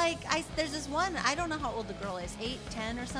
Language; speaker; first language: English; native; English